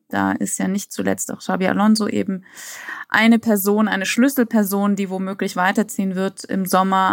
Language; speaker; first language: German; native; German